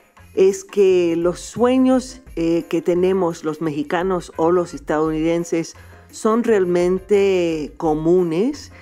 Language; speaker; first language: Spanish; non-native, fluent; English